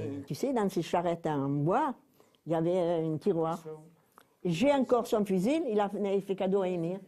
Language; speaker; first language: French; native; French